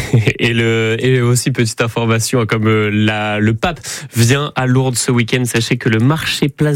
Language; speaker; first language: French; native; French